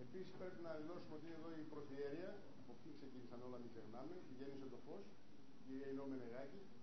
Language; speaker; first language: Greek; native; Greek